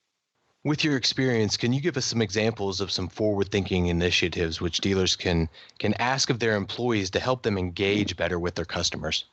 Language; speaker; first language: English; native; English